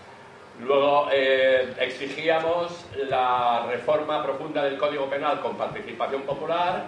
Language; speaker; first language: Spanish; native; Spanish